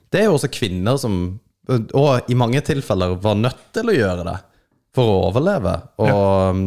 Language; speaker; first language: Norwegian; native; Norwegian